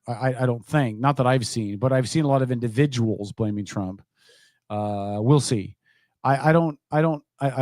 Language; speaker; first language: English; native; English